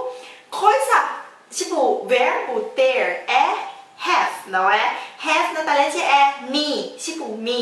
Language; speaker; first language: Portuguese; non-native, learner; Thai